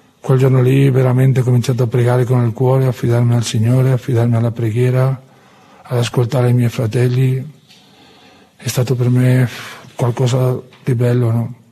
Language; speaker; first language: Italian; non-native, fluent; Spanish